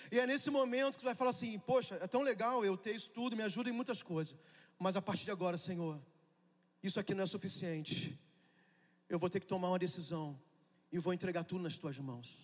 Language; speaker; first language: Portuguese; native; Portuguese